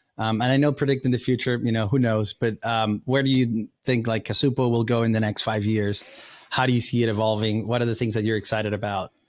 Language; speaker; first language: English; non-native, fluent; Spanish